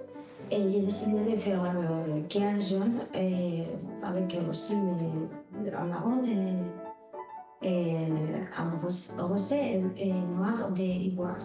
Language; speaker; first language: French; non-native, fluent; Spanish